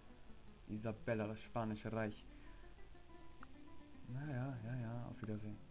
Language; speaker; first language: German; native; German